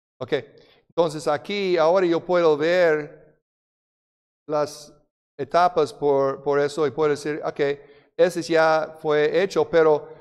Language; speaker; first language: Spanish; non-native, fluent; English